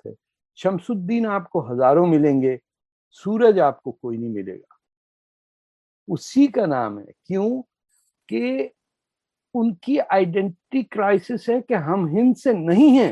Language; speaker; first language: English; non-native, local second language; Urdu